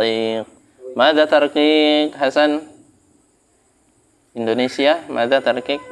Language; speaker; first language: Arabic; non-native, fluent; Indonesian